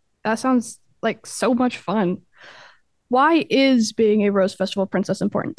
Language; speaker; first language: English; native; English